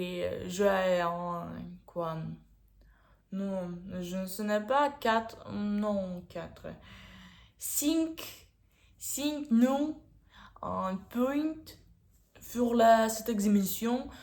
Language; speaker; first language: French; non-native, learner; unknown